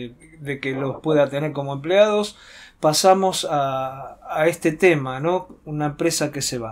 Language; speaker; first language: Spanish; native; Spanish